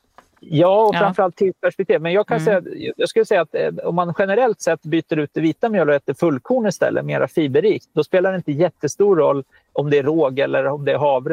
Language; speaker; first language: Swedish; native; Swedish